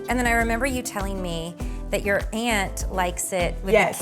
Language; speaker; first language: English; native; English